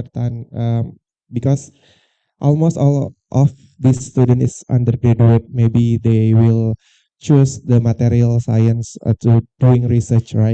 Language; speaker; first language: English; non-native, learner; Indonesian